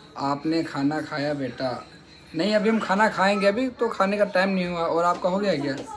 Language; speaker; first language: Hindi; native; Hindi